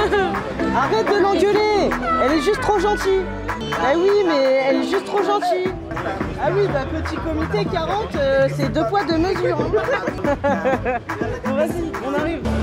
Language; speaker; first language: French; native; French